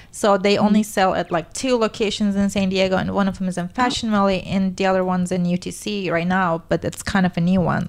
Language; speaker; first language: English; non-native, fluent; Turkish